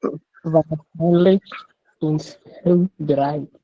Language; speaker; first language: German; non-native, learner; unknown